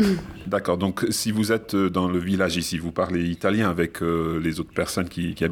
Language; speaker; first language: French; non-native, fluent; English